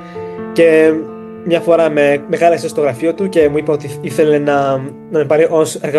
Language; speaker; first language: Greek; early bilingual, heritage; Greek